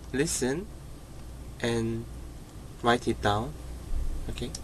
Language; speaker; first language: English; non-native, learner; Korean